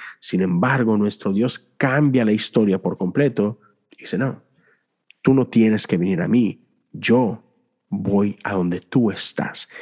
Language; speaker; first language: Spanish; native; Spanish